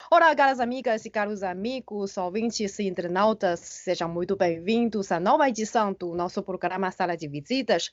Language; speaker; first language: Portuguese; non-native, fluent; Chinese